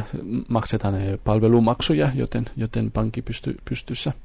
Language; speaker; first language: Finnish; non-native, fluent; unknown